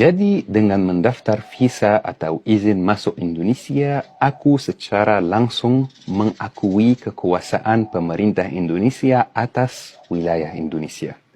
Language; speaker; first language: Indonesian; non-native, fluent; Arabic